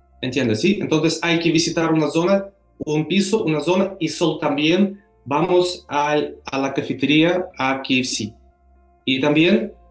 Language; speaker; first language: Spanish; non-native, learner; Russian